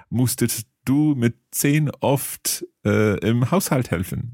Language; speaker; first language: German; non-native, learner; English